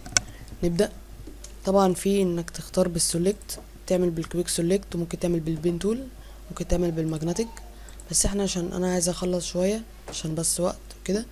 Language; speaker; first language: Arabic; native; Arabic